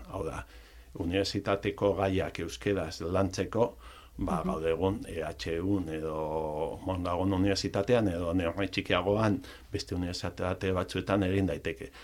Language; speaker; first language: Basque; non-native, local second language; Spanish